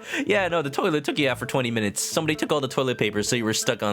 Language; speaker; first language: English; native; English